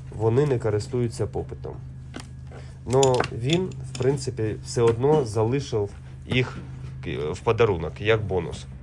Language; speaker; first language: Ukrainian; native; Ukrainian